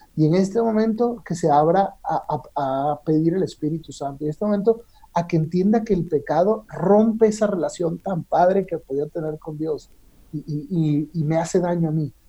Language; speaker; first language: Spanish; native; Spanish